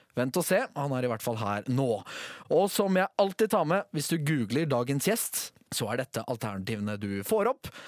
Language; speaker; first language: Norwegian; native; Norwegian